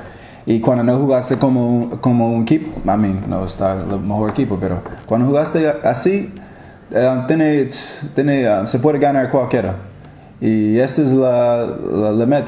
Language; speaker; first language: Spanish; non-native, learner; English